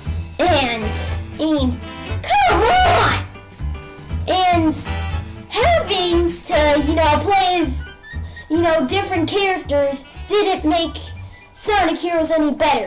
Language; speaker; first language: English; native; English